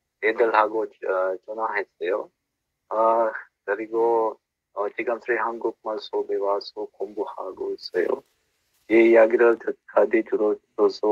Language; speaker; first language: Korean; non-native, learner; Sinhala